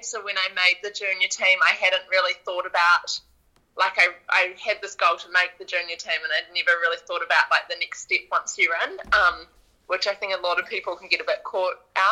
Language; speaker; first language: English; native; English